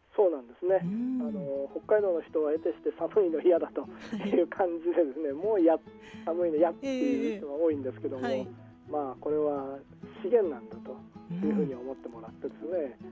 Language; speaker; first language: Japanese; native; Japanese